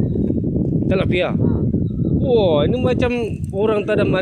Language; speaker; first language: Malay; non-native, local second language; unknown